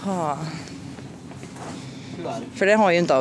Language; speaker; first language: Swedish; native; Swedish